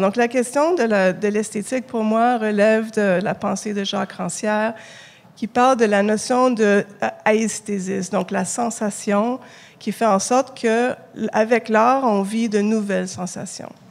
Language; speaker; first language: French; native; French